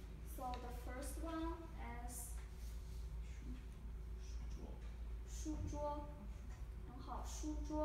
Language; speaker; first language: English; non-native, fluent; Chinese